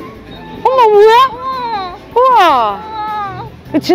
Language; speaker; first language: Spanish; non-native, fluent; Korean